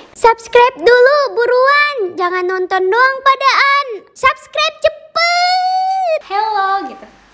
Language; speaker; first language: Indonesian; native; Indonesian